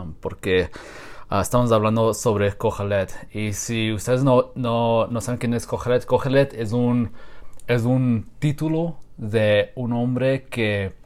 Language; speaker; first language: Spanish; non-native, learner; English